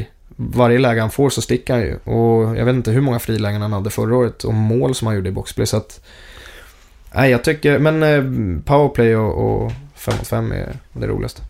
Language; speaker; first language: Swedish; native; Swedish